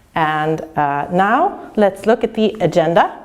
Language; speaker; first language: English; non-native, fluent; Swedish